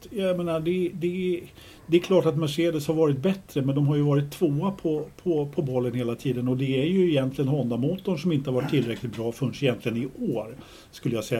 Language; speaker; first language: Swedish; native; Swedish